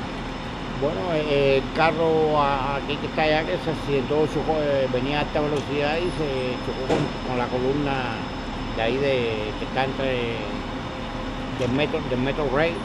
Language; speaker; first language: Spanish; native; Spanish